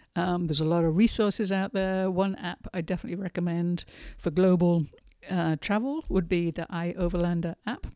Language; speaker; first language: English; native; English